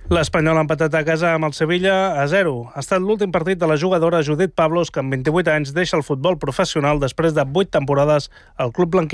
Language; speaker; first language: Catalan; native; Catalan